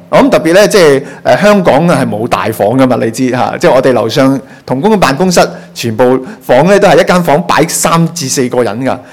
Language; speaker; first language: Chinese; non-native, local second language; Cantonese